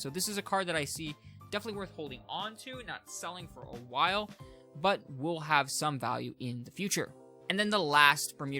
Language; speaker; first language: English; native; English